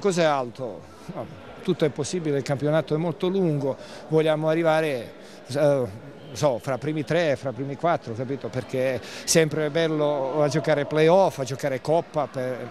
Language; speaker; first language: Italian; non-native, learner; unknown